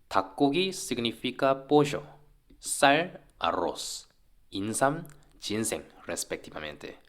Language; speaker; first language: Spanish; non-native, fluent; Korean